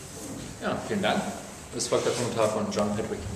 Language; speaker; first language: German; native; German